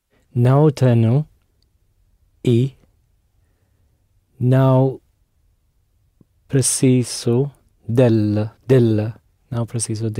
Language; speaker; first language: Portuguese; non-native, learner; English